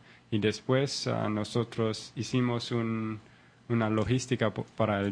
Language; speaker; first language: Spanish; non-native, learner; English